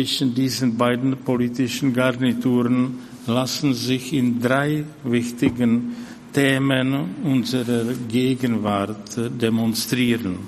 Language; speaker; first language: German; non-native, fluent; Czech